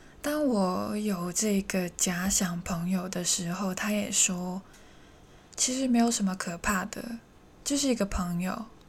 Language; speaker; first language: Chinese; non-native, local second language; Cantonese